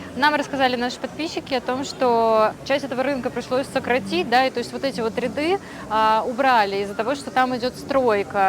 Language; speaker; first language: Russian; native; Russian